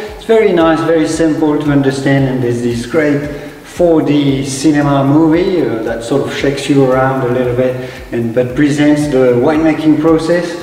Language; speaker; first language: English; non-native, fluent; French